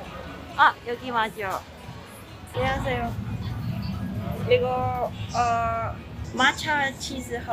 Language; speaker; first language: Korean; non-native, learner; Cantonese